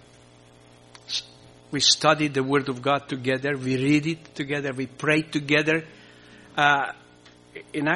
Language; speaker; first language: English; non-native, fluent; Croatian